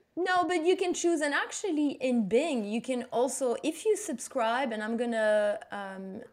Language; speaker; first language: English; non-native, fluent; French